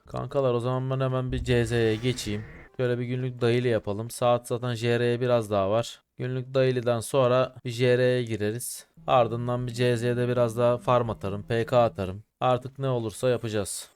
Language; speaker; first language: Turkish; native; Turkish